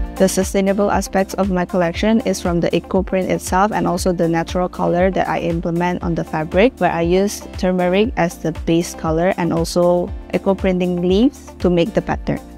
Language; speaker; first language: English; non-native, fluent; Indonesian